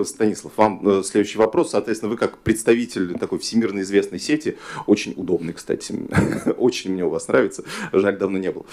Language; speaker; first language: Russian; native; Russian